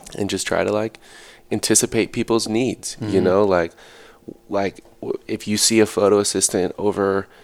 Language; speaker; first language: English; native; English